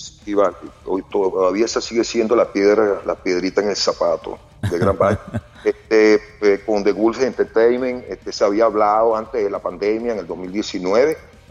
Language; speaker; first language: Spanish; native; Spanish